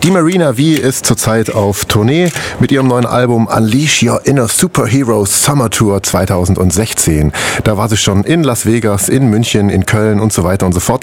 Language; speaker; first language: German; native; German